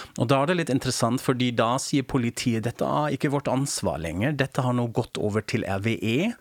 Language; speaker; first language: Norwegian; non-native, fluent; German